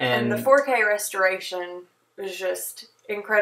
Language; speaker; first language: English; native; English